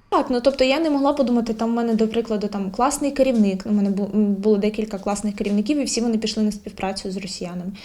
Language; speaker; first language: Ukrainian; native; Ukrainian